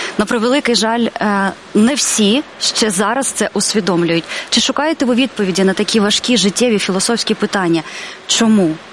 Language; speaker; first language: Ukrainian; native; Ukrainian